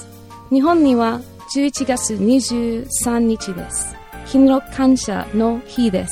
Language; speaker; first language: Japanese; non-native, learner; English